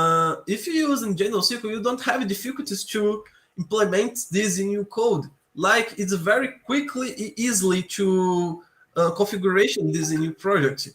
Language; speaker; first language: English; non-native, learner; Portuguese